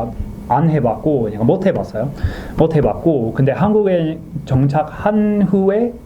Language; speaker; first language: Korean; non-native, learner; English